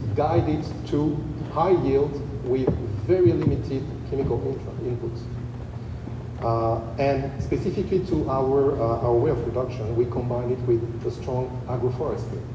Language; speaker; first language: English; non-native, fluent; French